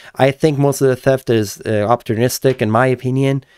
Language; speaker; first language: English; native; English